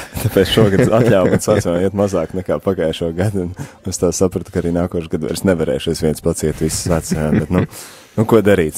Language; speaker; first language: Latvian; native; Latvian